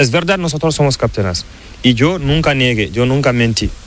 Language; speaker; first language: Spanish; non-native, learner; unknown